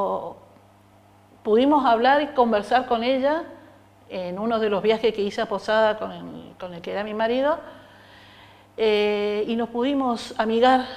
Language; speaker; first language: Spanish; native; Spanish